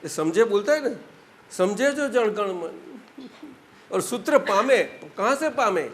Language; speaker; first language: Hindi; non-native, local second language; Gujarati